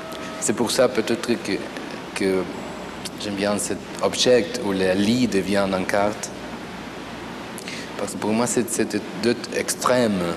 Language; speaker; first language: French; non-native, fluent; Spanish